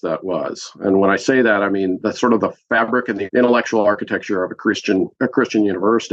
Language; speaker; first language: English; native; English